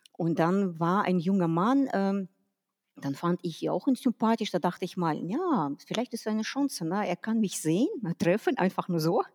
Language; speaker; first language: German; non-native, fluent; Russian